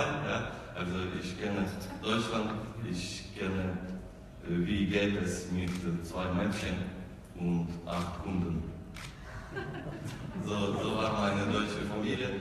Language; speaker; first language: German; non-native, learner; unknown